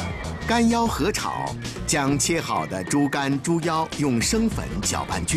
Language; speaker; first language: Chinese; native; Chinese